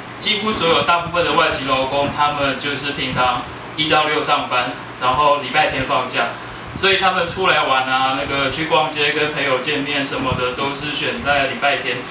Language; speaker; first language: Chinese; native; Chinese